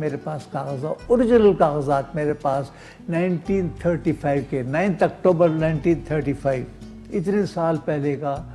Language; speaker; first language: Urdu; native; Urdu